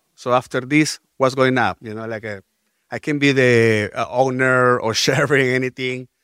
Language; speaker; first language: English; non-native, learner; Spanish